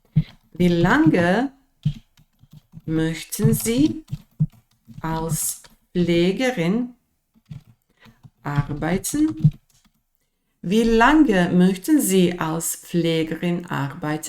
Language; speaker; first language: German; non-native, fluent; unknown